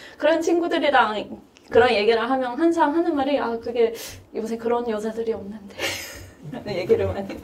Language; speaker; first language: Korean; non-native, fluent; Japanese